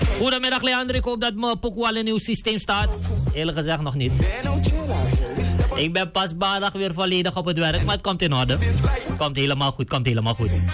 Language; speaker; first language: Dutch; native; Dutch